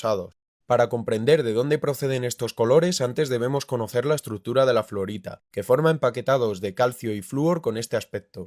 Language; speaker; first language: Spanish; native; Spanish